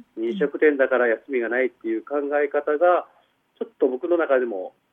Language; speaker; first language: Japanese; native; Japanese